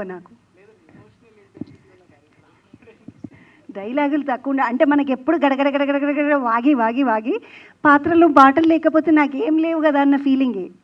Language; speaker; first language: Telugu; native; Telugu